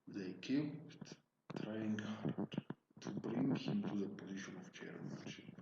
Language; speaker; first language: English; non-native, local second language; Amharic